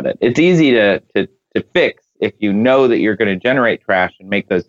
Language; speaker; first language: English; native; English